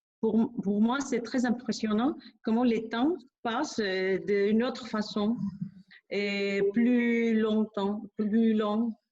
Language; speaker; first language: French; non-native, fluent; Greek